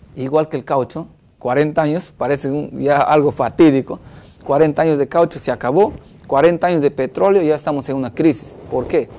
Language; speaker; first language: Spanish; native; Spanish